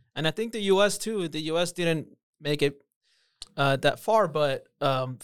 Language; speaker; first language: English; early bilingual, other home language; Spanish